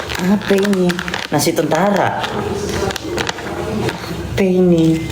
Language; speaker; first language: Indonesian; native; Indonesian